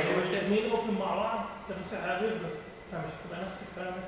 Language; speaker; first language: Arabic; native; Arabic